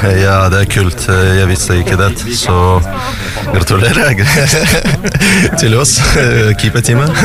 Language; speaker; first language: Norwegian; non-native, fluent; Russian